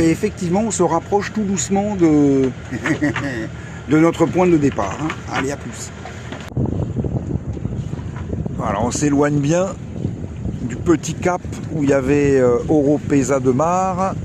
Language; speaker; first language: French; native; French